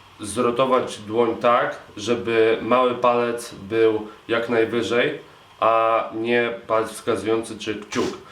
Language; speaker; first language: Polish; native; Polish